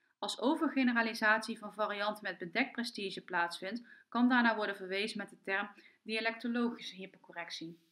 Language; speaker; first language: Dutch; native; Dutch